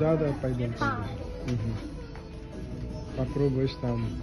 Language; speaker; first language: Russian; non-native, learner; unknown